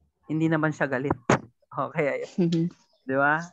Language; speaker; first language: Filipino; native; Filipino